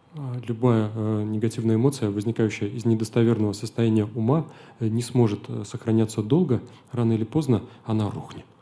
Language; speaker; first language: Russian; native; Russian